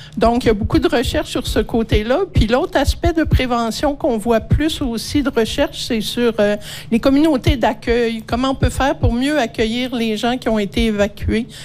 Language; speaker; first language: French; native; French